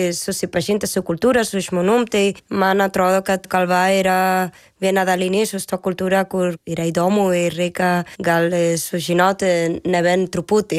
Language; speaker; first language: Lithuanian; non-native, learner; Spanish